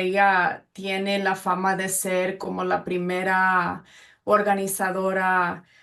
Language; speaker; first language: Spanish; early bilingual, other home language; English